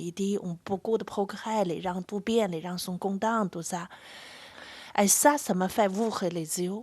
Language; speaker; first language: French; non-native, fluent; Chinese